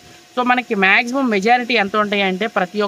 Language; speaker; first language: Telugu; native; Telugu